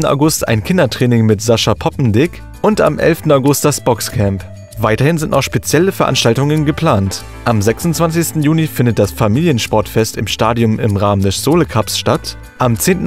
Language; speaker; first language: German; native; German